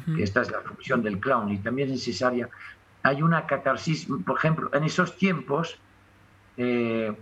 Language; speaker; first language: Spanish; non-native, fluent; French